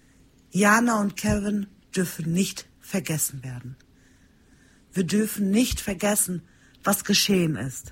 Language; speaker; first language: German; early bilingual, other home language; Turkish